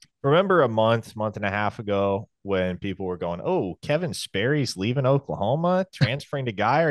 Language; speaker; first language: English; native; English